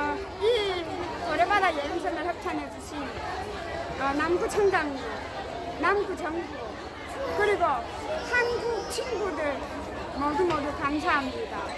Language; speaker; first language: Korean; non-native, fluent; Chinese